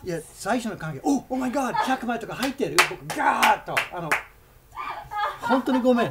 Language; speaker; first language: Japanese; non-native, fluent; English